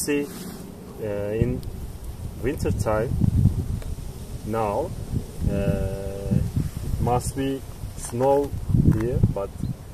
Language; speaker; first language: English; non-native, learner; Turkish